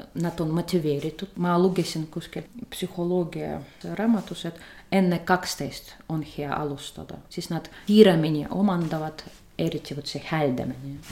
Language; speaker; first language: Estonian; non-native, fluent; Russian